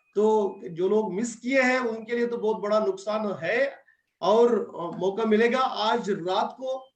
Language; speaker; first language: Hindi; non-native, local second language; Kannada